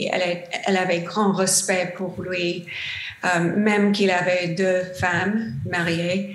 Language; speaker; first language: French; non-native, learner; English